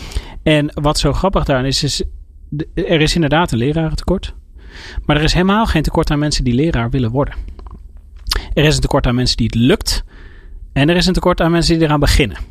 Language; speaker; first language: Dutch; native; Dutch